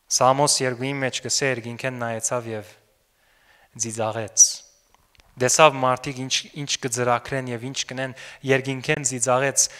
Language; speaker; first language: Armenian; early bilingual, heritage; Armenian